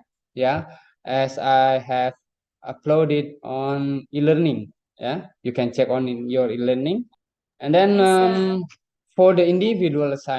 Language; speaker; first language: English; non-native, fluent; Indonesian